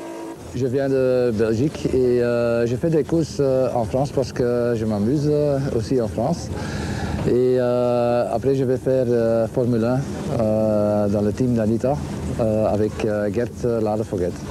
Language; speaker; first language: French; non-native, local second language; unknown